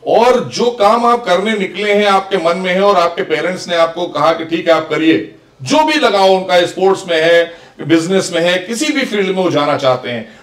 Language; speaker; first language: Hindi; native; Hindi